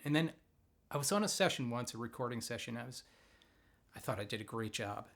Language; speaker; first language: English; native; English